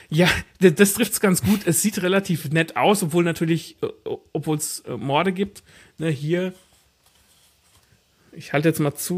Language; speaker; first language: German; native; German